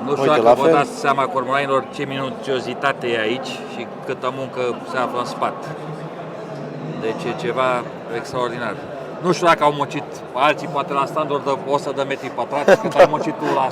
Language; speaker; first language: Romanian; native; Romanian